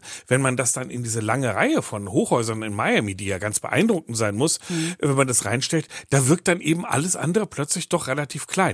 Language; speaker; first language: German; native; German